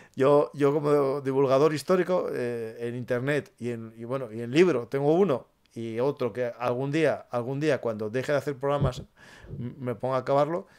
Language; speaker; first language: Spanish; native; Spanish